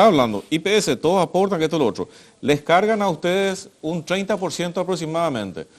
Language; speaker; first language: Spanish; native; Spanish